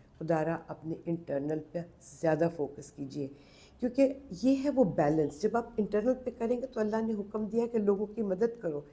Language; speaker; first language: Urdu; non-native, local second language; Punjabi